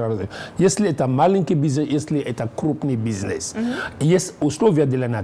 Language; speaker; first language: Russian; non-native, learner; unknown